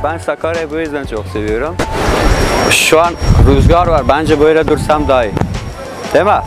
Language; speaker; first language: Turkish; non-native, learner; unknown